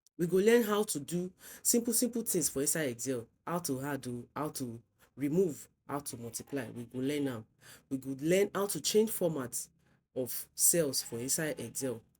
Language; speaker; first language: Nigerian Pidgin; non-native, local second language; Yoruba